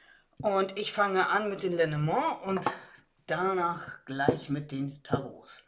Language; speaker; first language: German; native; German